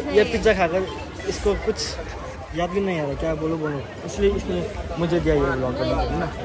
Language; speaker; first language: Hindi; non-native, local second language; Nepali